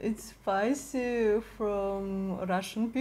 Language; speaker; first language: English; non-native, learner; Russian